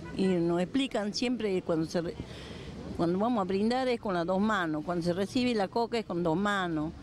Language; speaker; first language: Spanish; native; Spanish